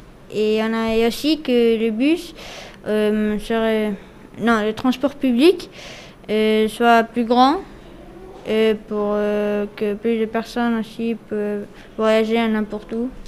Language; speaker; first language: French; early bilingual, heritage; French